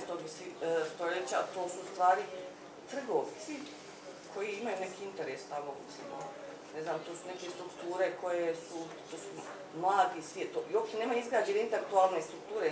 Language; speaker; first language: Bosnian; native; Bosnian